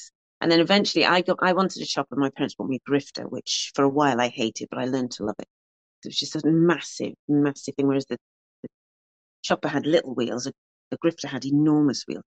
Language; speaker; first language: English; native; English